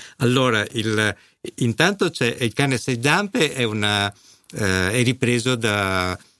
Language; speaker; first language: Italian; native; Italian